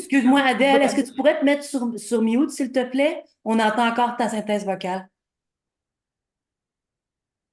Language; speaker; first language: French; native; French